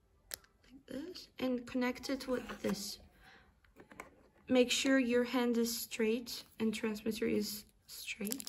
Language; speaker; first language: English; non-native, fluent; Turkish